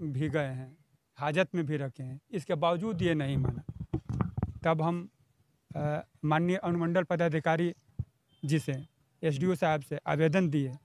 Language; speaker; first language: Hindi; native; Hindi